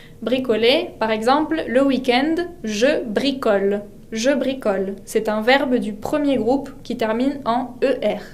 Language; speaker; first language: French; non-native, fluent; Spanish